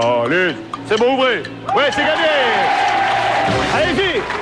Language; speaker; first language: French; native; French